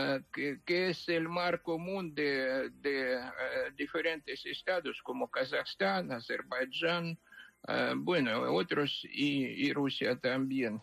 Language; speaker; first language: Spanish; non-native, fluent; Ukrainian